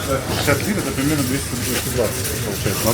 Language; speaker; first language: Russian; native; Russian